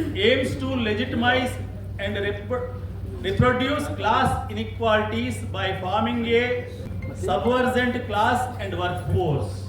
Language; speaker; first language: English; non-native, local second language; Telugu